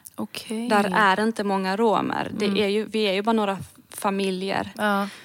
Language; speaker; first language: Swedish; early bilingual, other home language; Serbian